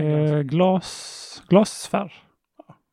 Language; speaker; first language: Swedish; early bilingual, other home language; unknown